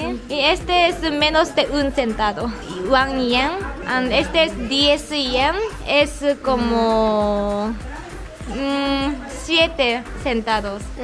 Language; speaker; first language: Spanish; non-native, learner; Japanese